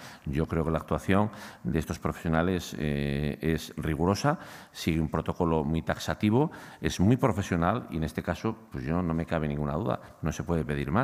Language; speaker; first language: Spanish; native; Spanish